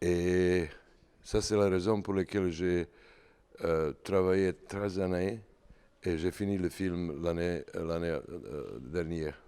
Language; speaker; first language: French; non-native, learner; Serbian